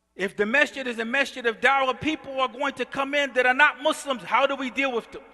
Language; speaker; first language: English; native; English